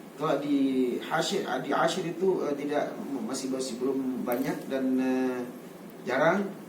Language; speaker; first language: Indonesian; non-native, local second language; Sasak